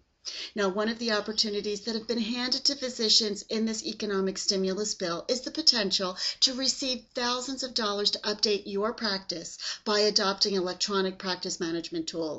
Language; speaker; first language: English; native; English